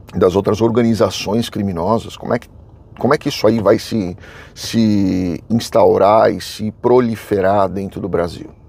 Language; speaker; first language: Portuguese; native; Portuguese